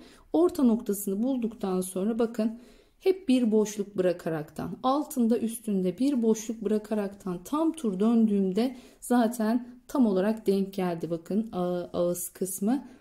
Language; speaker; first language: Turkish; native; Turkish